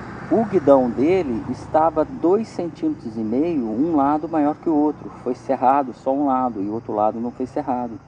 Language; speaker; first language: Portuguese; native; Portuguese